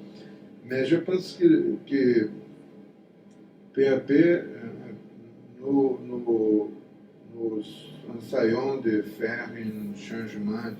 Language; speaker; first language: French; non-native, fluent; Portuguese